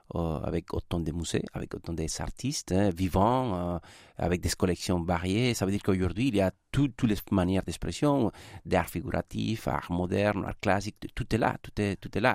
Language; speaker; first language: French; non-native, fluent; Spanish